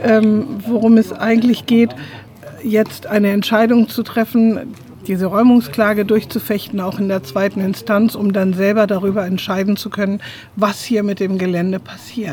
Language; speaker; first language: German; native; German